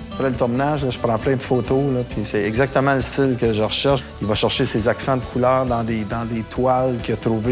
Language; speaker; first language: French; native; French